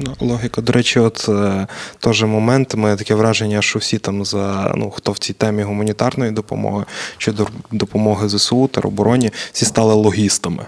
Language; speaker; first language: Ukrainian; native; Ukrainian